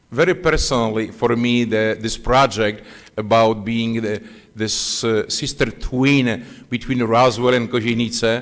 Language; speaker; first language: English; non-native, fluent; Polish